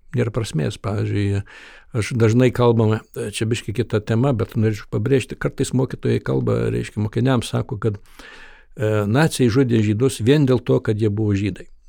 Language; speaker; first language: Lithuanian; early bilingual, heritage; Lithuanian